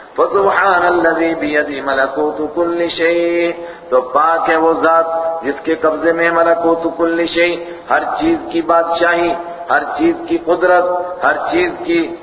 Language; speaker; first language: Urdu; non-native, local second language; Punjabi